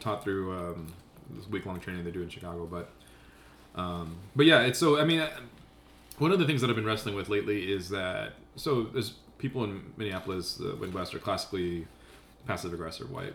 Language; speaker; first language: English; early bilingual, other home language; Spanish